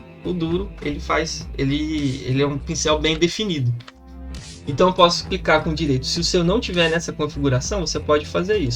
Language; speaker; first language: Portuguese; native; Portuguese